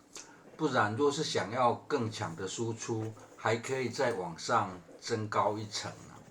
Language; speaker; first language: Chinese; native; Chinese